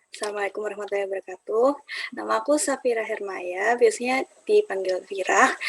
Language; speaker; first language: Indonesian; native; Indonesian